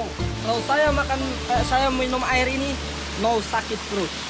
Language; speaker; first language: Indonesian; non-native, local second language; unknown